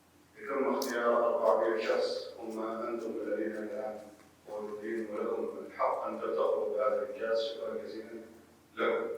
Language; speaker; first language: Arabic; native; Arabic